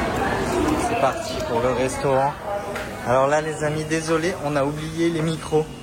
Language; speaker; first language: French; native; French